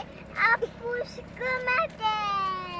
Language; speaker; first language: French; native; French